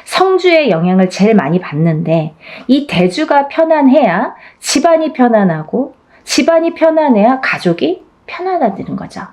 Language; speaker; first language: Korean; native; Korean